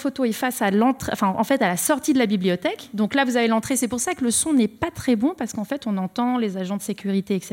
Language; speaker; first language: French; native; French